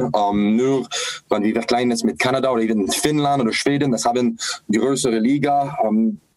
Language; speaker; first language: German; non-native, fluent; English